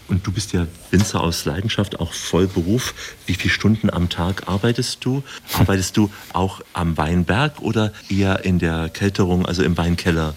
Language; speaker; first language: German; native; German